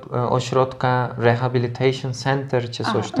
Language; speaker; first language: Polish; non-native, learner; Turkish